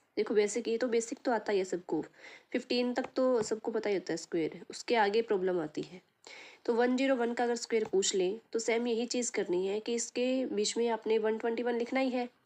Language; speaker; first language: Hindi; native; Hindi